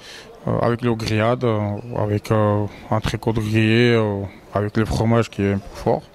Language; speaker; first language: French; non-native, learner; Georgian